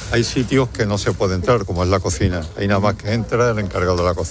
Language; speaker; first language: Spanish; native; Spanish